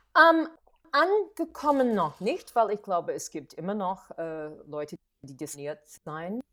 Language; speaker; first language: German; non-native, fluent; English